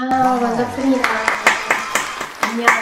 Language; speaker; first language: Korean; non-native, learner; Spanish